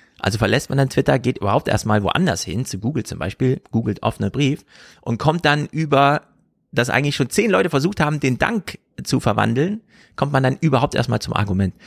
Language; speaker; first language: German; native; German